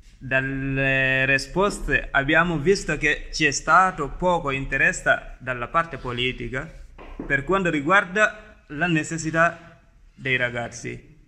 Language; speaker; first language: Italian; non-native, fluent; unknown